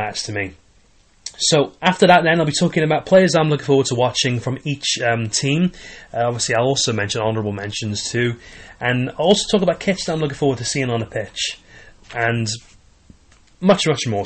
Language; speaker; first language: English; native; English